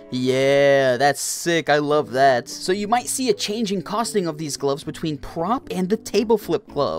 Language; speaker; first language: English; native; English